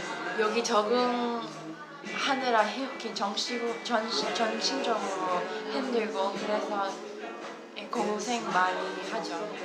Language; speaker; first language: Korean; non-native, fluent; English